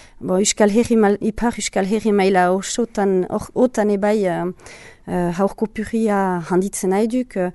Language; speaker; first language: Basque; native; Basque